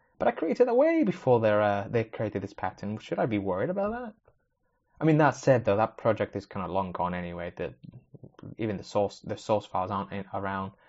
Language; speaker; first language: English; early bilingual, other home language; Spanish